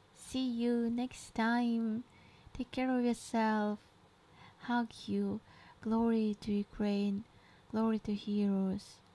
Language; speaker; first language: English; non-native, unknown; Ukrainian